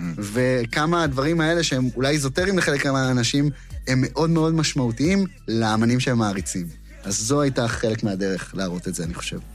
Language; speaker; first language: Hebrew; native; Hebrew